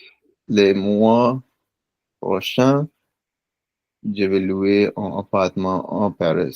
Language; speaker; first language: French; non-native, learner; Punjabi